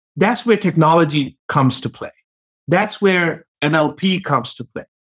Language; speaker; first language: English; native; English